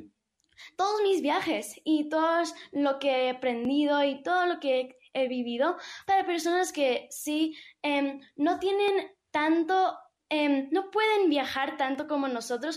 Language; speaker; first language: Spanish; early bilingual, heritage; English